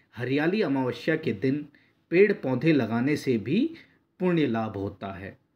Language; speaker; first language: Hindi; native; Hindi